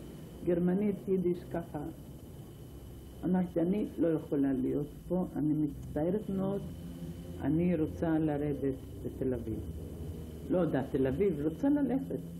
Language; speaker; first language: Hebrew; non-native, fluent; Ladino